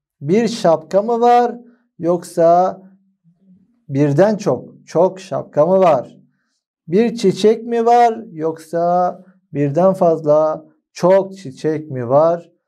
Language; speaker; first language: Turkish; non-native, fluent; Arabic